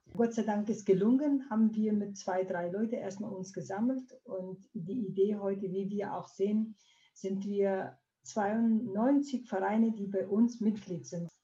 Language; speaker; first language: German; non-native, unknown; Kurdish